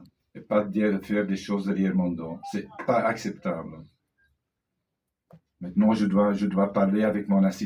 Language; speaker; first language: French; non-native, fluent; Dutch